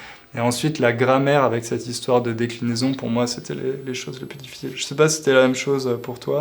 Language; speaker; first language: French; native; French